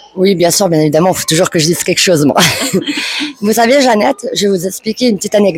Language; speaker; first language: French; native; French